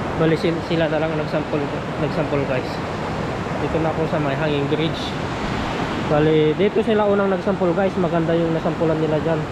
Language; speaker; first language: Filipino; non-native, local second language; Iloko